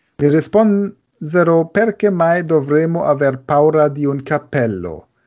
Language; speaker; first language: Italian; non-native, learner; German